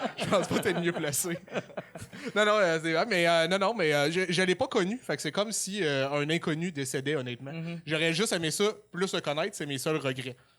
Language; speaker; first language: French; native; French